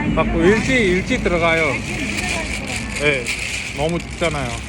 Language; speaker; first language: Korean; non-native, learner; Uzbek